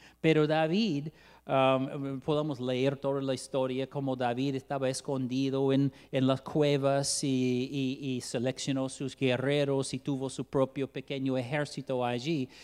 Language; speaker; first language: Spanish; non-native, fluent; English